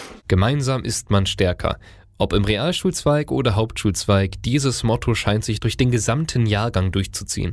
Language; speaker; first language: German; native; German